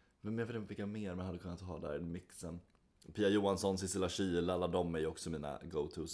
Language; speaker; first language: Swedish; native; Swedish